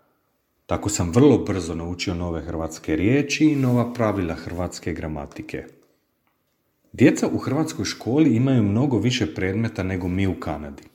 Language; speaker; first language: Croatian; early bilingual, heritage; Croatian